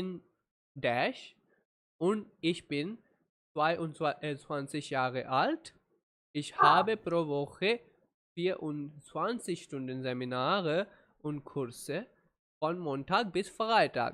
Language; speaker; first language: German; non-native, fluent; Urdu